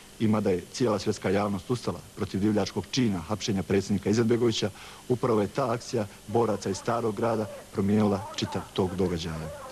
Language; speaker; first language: Bosnian; native; Bosnian